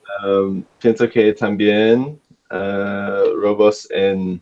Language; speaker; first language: Spanish; non-native, learner; English